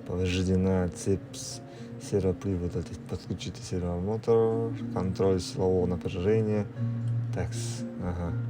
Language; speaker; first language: Russian; non-native, local second language; Kazakh